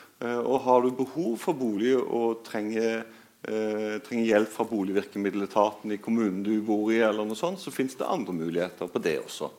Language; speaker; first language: Norwegian; native; Norwegian